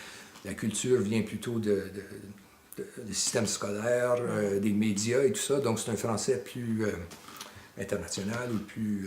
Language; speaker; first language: French; native; French